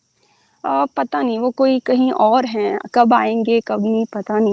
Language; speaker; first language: Hindi; native; Hindi